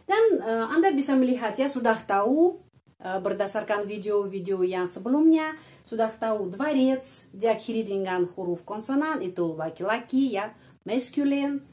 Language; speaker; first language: Indonesian; non-native, fluent; Russian